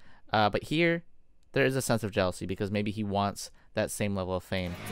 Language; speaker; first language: English; native; English